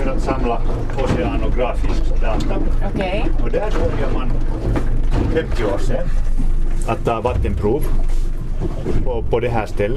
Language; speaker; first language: Swedish; non-native, local second language; Finnish